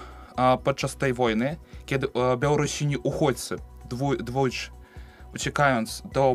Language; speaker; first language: Ukrainian; non-native, learner; Belarusian